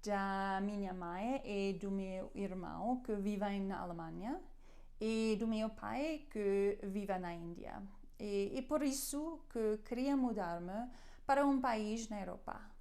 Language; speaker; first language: Portuguese; non-native, learner; German